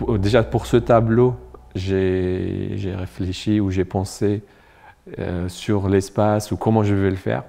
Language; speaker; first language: French; non-native, local second language; Arabic